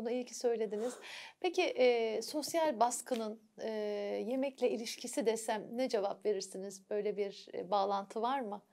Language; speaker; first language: Turkish; native; Turkish